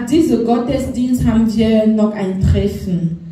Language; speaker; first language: German; non-native, learner; French